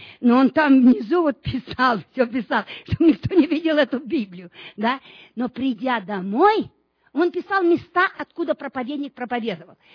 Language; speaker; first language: Russian; non-native, local second language; Romanian